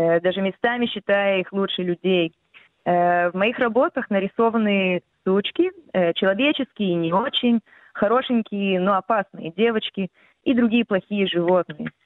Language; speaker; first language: Russian; early bilingual, heritage; Russian